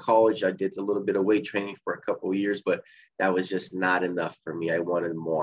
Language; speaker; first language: English; early bilingual, other home language; Portuguese